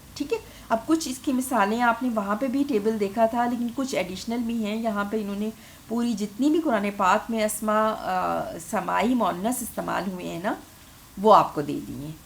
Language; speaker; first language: Urdu; native; Urdu